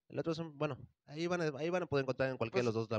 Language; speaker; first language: Spanish; native; Spanish